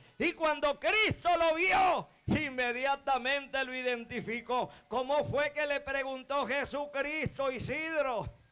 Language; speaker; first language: Spanish; native; Spanish